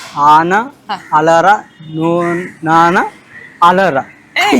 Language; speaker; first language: Malayalam; non-native, local second language; Odia